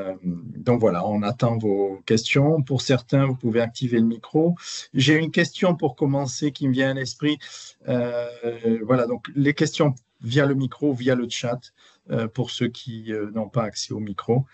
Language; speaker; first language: French; native; French